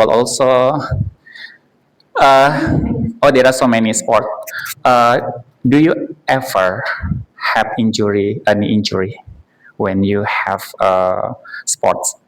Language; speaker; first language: English; non-native, fluent; Indonesian